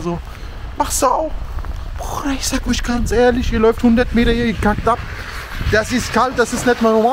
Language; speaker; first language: German; native; German